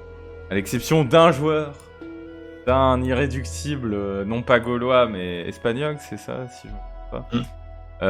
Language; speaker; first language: French; native; French